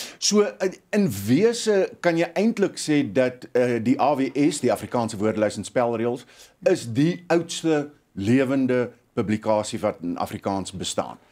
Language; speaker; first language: Afrikaans; native; Afrikaans